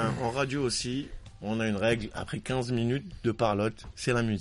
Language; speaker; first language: French; non-native, local second language; Arabic